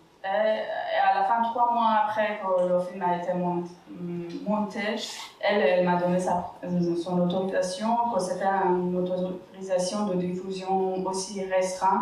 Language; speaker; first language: French; non-native, fluent; Persian